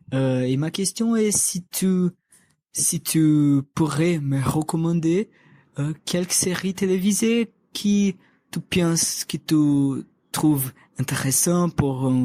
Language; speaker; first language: French; non-native, learner; Portuguese